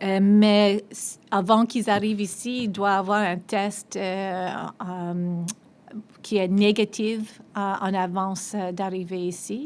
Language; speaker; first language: French; non-native, local second language; English